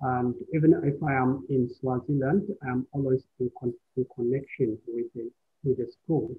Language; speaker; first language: English; non-native, fluent; Amharic